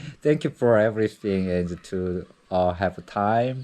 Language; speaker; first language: English; non-native, learner; Korean